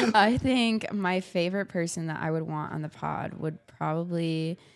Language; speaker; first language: English; native; English